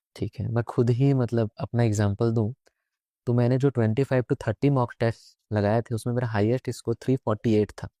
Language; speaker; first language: Hindi; native; Hindi